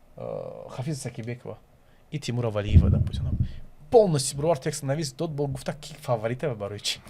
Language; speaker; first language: Russian; non-native, local second language; Tajik